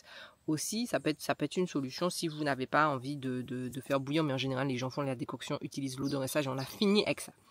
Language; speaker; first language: French; native; French